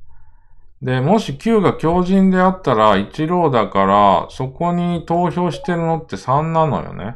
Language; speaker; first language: Japanese; native; Japanese